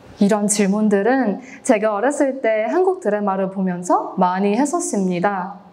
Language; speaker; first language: Korean; non-native, fluent; Cantonese